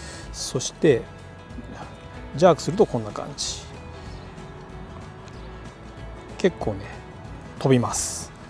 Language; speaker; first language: Japanese; native; Japanese